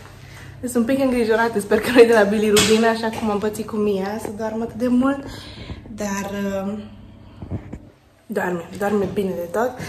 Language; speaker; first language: Romanian; native; Romanian